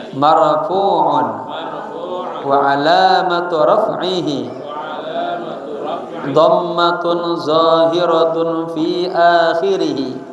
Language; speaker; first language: Arabic; non-native, fluent; Indonesian